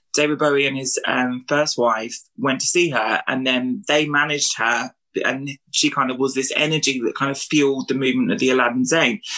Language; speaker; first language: English; native; English